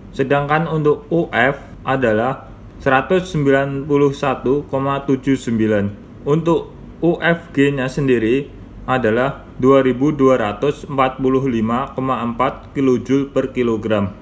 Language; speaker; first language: Indonesian; native; Indonesian